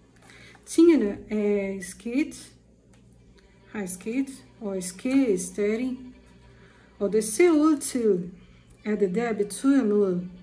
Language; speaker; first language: Danish; non-native, learner; Portuguese